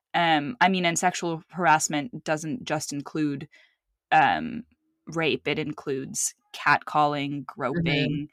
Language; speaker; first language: English; early bilingual, other home language; Arabic